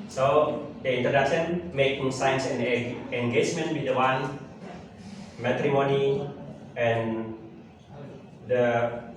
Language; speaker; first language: English; non-native, learner; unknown